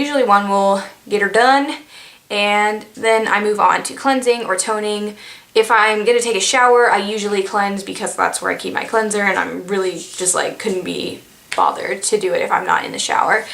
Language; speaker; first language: English; native; English